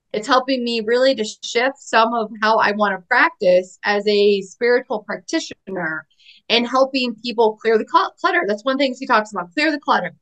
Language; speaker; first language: English; native; English